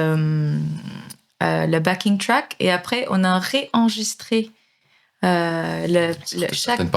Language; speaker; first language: French; non-native, fluent; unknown